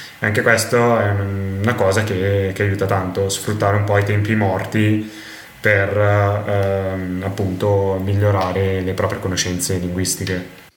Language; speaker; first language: Italian; native; Italian